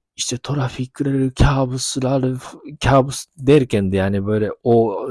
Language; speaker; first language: Turkish; non-native, fluent; Japanese